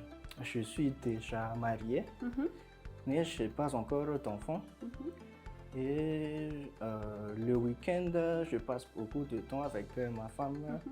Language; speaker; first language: French; non-native, local second language; Malagasy